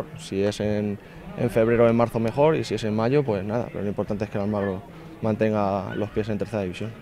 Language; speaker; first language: Spanish; native; Spanish